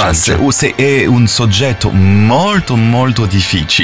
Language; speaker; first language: Italian; non-native, fluent; French